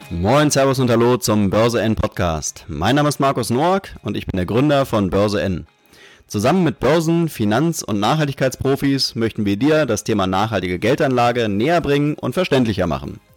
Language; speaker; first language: German; native; German